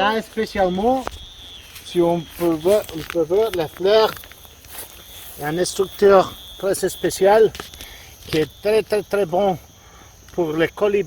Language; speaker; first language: French; non-native, fluent; Spanish